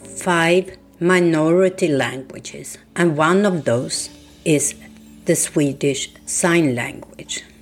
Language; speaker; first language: English; non-native, fluent; Swedish